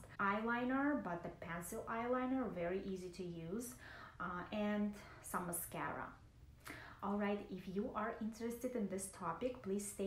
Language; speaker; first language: English; non-native, fluent; Russian